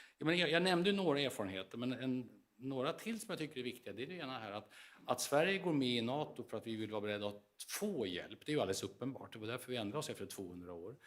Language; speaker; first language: Swedish; native; Swedish